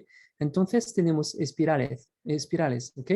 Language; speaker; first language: Spanish; non-native, fluent; French